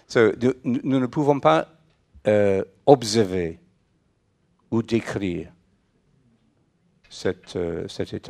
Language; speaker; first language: French; non-native, fluent; English